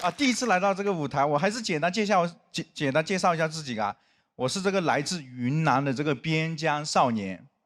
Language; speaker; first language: Chinese; non-native, local second language; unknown